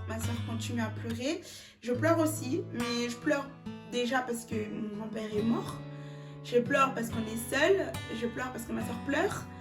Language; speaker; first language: French; early bilingual, other home language; Lingala